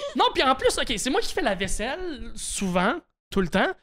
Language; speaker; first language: French; native; French